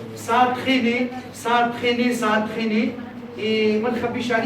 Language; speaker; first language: French; non-native, local second language; Arabic